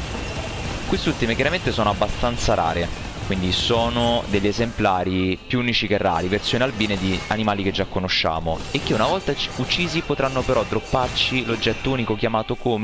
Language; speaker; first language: Italian; native; Italian